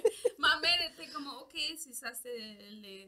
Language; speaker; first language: French; non-native, learner; Spanish